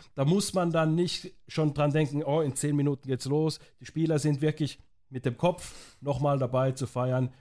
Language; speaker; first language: German; native; German